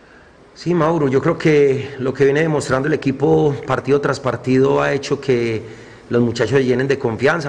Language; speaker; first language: Spanish; native; Spanish